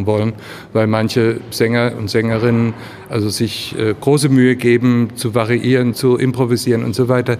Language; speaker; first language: German; native; German